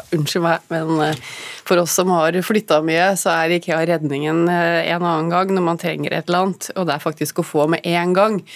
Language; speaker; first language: Norwegian; native; Norwegian